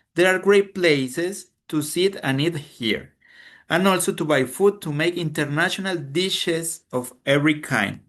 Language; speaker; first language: English; non-native, fluent; Spanish